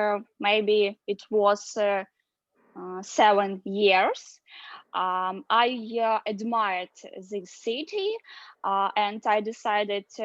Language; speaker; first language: English; non-native, learner; Russian